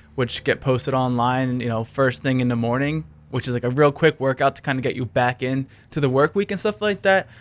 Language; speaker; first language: English; native; English